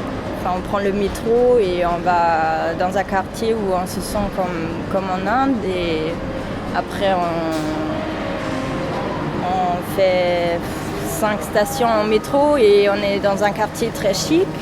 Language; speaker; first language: French; non-native, fluent; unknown